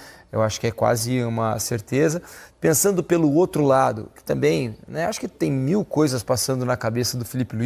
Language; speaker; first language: Portuguese; native; Portuguese